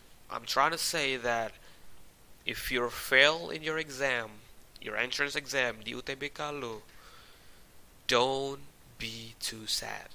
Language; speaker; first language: English; non-native, fluent; Indonesian